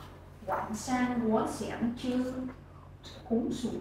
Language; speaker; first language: Chinese; non-native, learner; Vietnamese